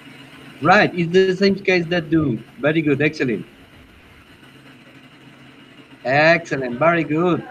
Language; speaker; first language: English; non-native, learner; Spanish